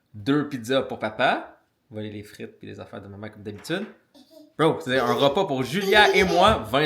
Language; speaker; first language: French; native; French